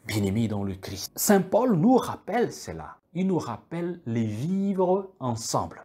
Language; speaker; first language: French; non-native, local second language; Kituba (Democratic Republic of Congo)